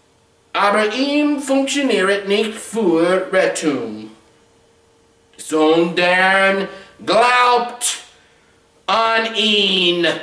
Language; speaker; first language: German; non-native, learner; English